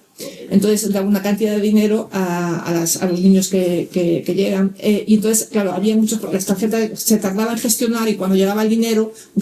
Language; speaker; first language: Spanish; native; Spanish